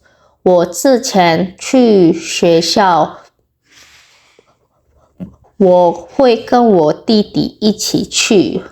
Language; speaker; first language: Chinese; non-native, fluent; Indonesian